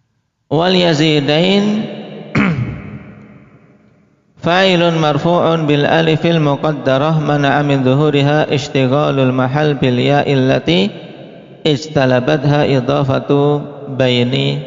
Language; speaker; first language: Arabic; non-native, fluent; Indonesian